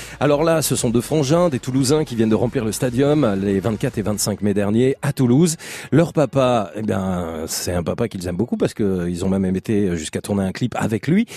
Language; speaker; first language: French; native; French